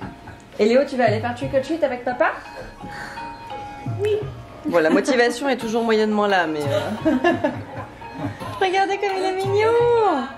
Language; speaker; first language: French; native; French